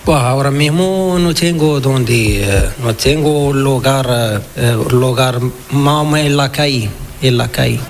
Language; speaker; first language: Spanish; non-native, learner; Arabic